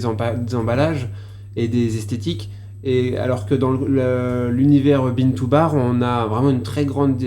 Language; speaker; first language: French; native; French